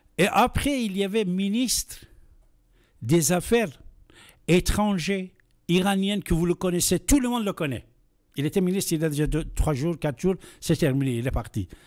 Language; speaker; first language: French; non-native, fluent; Persian